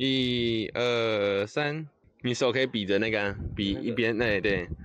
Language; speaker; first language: Chinese; native; Chinese